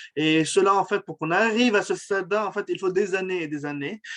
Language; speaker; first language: French; non-native, local second language; Arabic